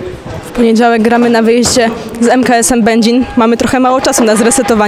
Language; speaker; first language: Polish; native; Polish